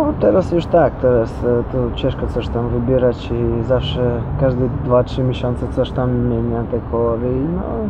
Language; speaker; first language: Polish; non-native, learner; Russian